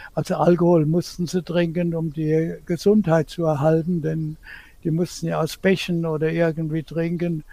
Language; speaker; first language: German; native; German